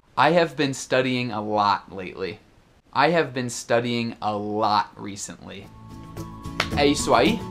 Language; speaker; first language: Portuguese; non-native, fluent; English